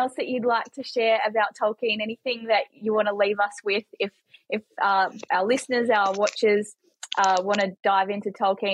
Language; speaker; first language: English; native; English